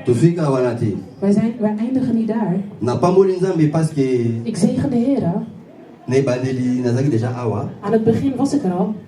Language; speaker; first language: Dutch; non-native, fluent; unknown